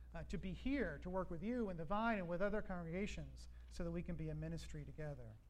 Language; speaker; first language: English; native; English